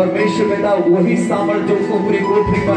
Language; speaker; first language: Hindi; native; Hindi